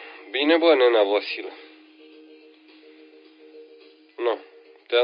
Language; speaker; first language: Romanian; native; Romanian